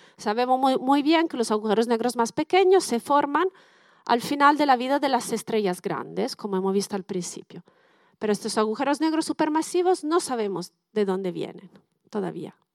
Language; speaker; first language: Spanish; non-native, fluent; Italian